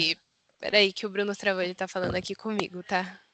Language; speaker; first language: Portuguese; native; Portuguese